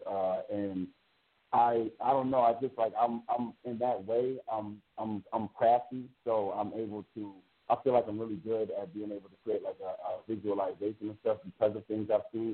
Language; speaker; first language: English; native; English